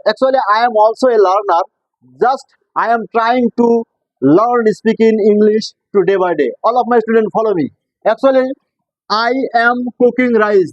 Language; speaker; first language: English; non-native, local second language; Bangla